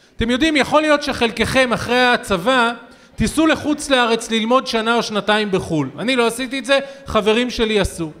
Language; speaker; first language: Hebrew; native; Hebrew